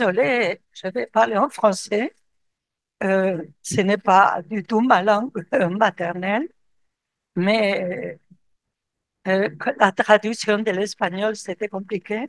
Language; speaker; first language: French; non-native, fluent; Spanish